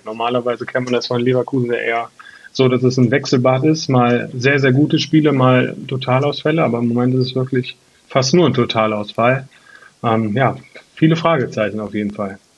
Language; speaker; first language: German; native; German